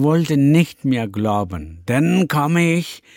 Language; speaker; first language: German; non-native, learner; Tamil